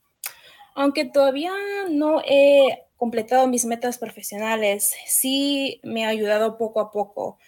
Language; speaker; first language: Spanish; early bilingual, heritage; Spanish